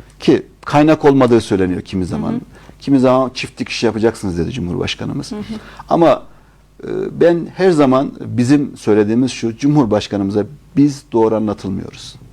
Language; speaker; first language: Turkish; native; Turkish